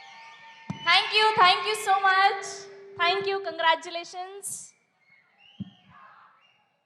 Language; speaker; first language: Telugu; native; Telugu